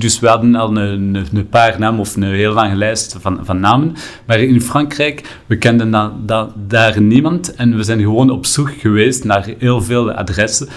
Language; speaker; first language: Dutch; non-native, local second language; French